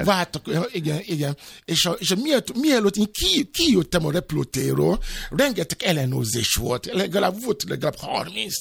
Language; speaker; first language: Hungarian; non-native, fluent; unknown